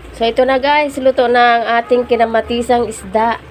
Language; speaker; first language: Filipino; non-native, local second language; Cebuano